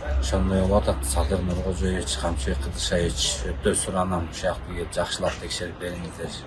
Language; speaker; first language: Kyrgyz; native; Kyrgyz